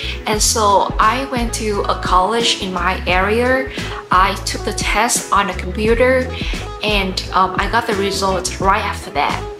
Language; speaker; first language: English; non-native, fluent; Vietnamese